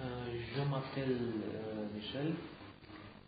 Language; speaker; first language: French; non-native, learner; Russian